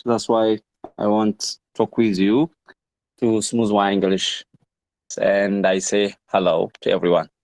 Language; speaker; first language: English; non-native, learner; Amharic